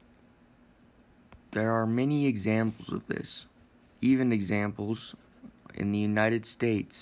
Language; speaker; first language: English; native; English